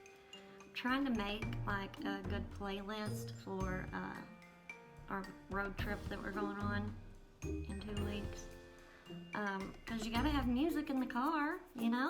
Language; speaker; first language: English; native; English